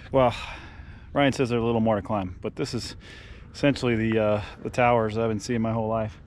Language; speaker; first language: English; native; English